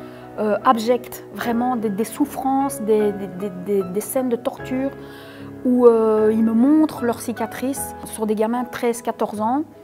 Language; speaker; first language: French; native; French